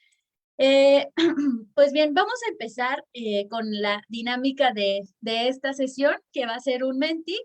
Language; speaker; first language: Spanish; native; Spanish